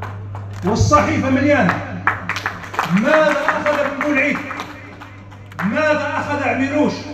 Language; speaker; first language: Arabic; native; Arabic